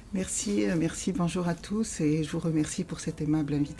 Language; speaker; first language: French; non-native, local second language; Arabic